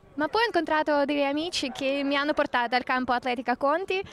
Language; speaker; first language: Italian; non-native, learner; Ukrainian